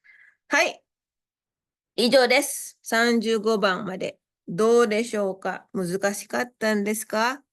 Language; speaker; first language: Japanese; non-native, fluent; Indonesian